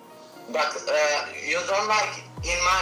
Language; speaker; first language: English; non-native, learner; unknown